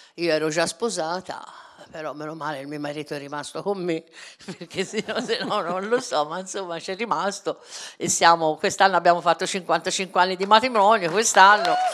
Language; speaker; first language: Italian; native; Italian